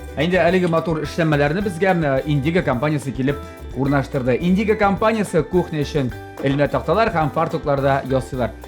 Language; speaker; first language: Tatar; native; Tatar